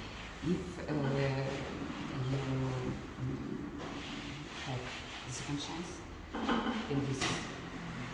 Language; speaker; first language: English; non-native, learner; Russian